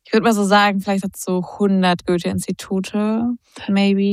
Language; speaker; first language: German; native; German